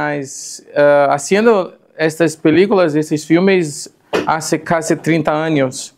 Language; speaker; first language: Spanish; non-native, fluent; Portuguese